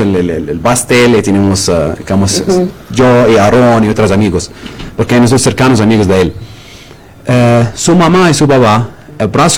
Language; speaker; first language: Spanish; non-native, learner; Arabic